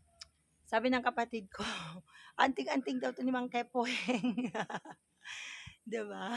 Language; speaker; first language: Filipino; non-native, local second language; Bikol